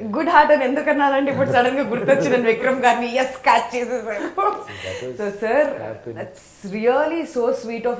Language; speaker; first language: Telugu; native; Telugu